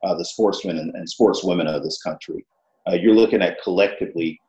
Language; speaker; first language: English; native; English